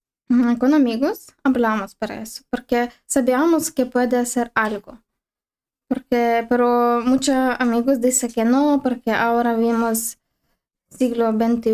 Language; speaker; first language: Spanish; non-native, learner; Ukrainian